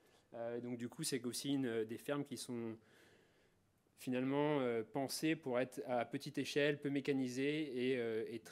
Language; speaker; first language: French; native; French